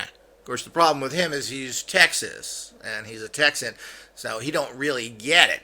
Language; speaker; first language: English; native; English